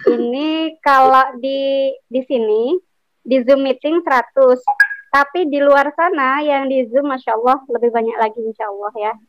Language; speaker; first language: Indonesian; native; Indonesian